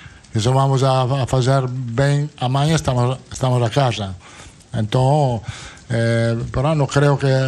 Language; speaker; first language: Portuguese; non-native, fluent; Italian